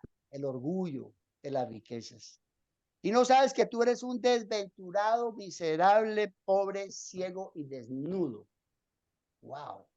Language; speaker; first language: Spanish; native; Spanish